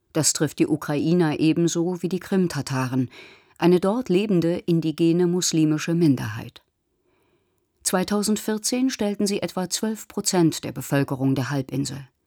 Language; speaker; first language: German; native; German